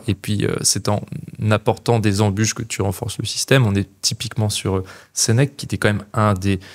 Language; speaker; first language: French; native; French